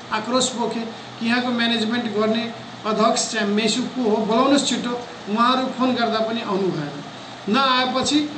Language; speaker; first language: Nepali; non-native, local second language; Maithili